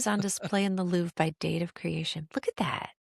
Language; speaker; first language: English; native; English